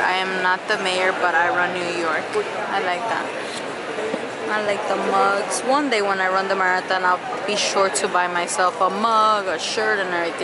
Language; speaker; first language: English; early bilingual, other home language; Spanish